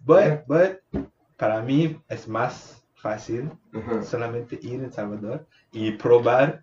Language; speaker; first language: Spanish; non-native, learner; English